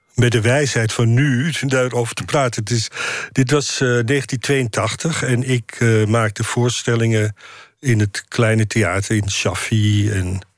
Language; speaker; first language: Dutch; native; Dutch